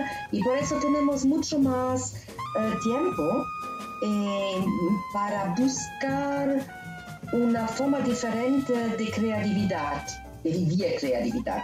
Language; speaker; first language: Spanish; non-native, learner; German